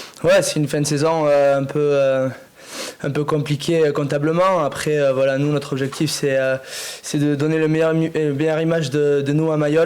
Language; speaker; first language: French; native; French